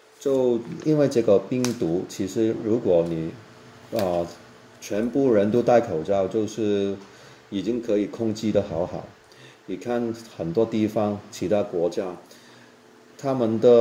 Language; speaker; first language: Chinese; non-native, local second language; Cantonese